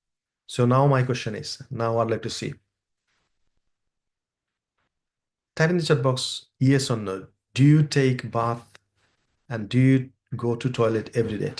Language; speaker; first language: English; non-native, fluent; Bangla